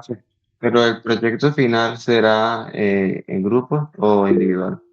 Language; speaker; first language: Spanish; native; Spanish